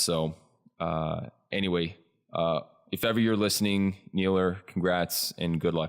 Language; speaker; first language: English; native; English